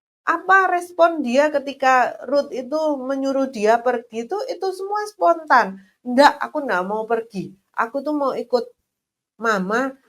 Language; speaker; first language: Indonesian; native; Indonesian